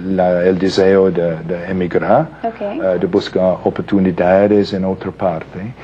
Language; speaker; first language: Spanish; non-native, fluent; English